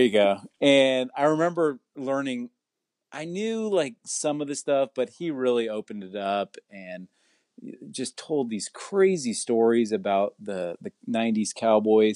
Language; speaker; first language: English; native; English